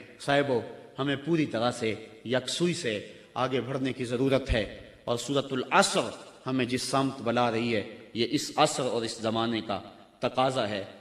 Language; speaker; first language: Urdu; non-native, local second language; Punjabi